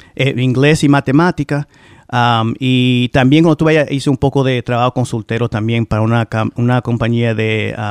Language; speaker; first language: Spanish; early bilingual, heritage; Spanish